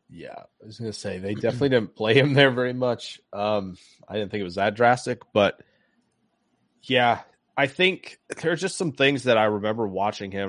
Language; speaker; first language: English; native; English